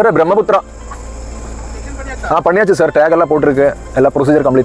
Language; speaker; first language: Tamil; non-native, learner; Malayalam